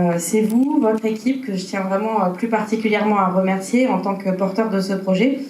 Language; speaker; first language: French; native; French